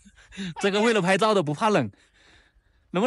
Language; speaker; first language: Chinese; native; Chinese